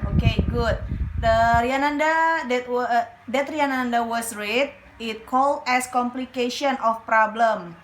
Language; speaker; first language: English; non-native, learner; Indonesian